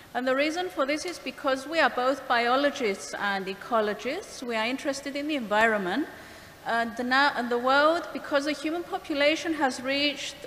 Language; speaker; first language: English; non-native, fluent; Greek